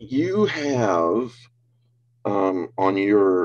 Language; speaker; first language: English; native; English